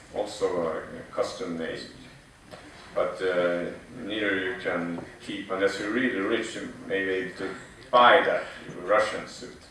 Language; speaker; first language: English; non-native, fluent; Swedish